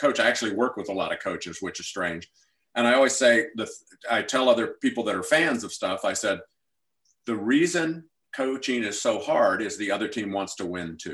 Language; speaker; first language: English; native; English